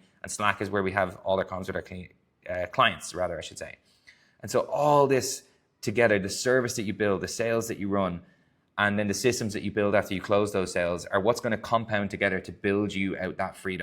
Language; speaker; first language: English; native; English